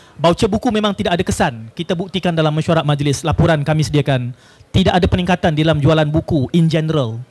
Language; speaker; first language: Malay; native; Malay